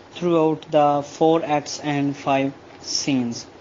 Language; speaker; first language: English; non-native, local second language; Urdu